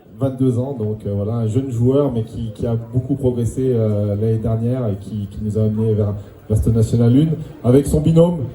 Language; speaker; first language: French; native; French